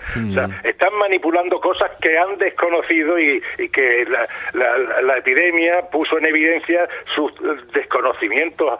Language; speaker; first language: Spanish; native; Spanish